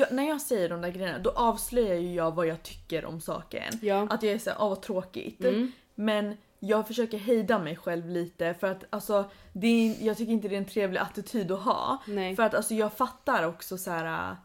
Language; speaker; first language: Swedish; native; Swedish